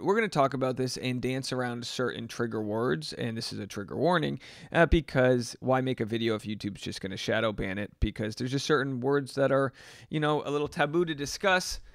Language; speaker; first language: English; native; English